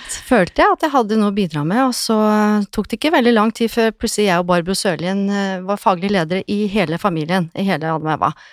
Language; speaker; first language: Norwegian; native; Norwegian